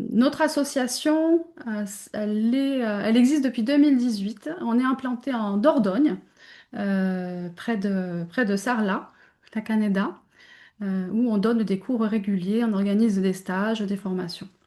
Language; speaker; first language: French; native; French